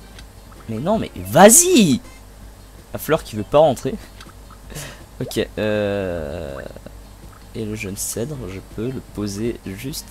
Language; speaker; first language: French; native; French